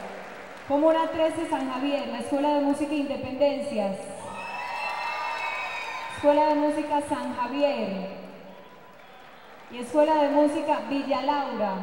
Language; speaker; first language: Spanish; native; Spanish